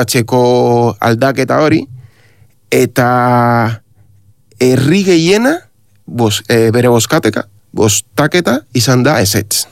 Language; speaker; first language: Basque; non-native, learner; Spanish